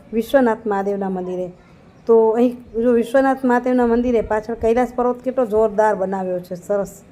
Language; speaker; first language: Gujarati; non-native, local second language; Kachhi